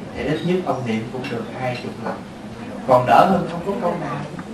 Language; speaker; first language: Vietnamese; native; Vietnamese